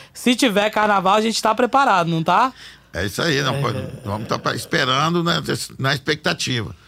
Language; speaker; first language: Portuguese; native; Portuguese